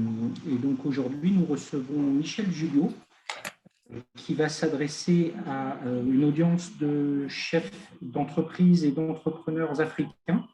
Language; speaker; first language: French; native; French